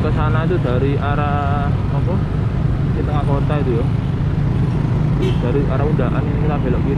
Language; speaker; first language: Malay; non-native, local second language; Javanese